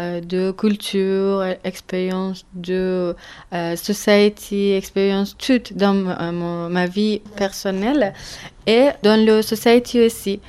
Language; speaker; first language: French; non-native, learner; Persian